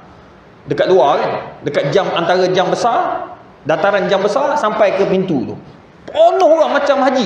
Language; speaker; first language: Malay; native; Malay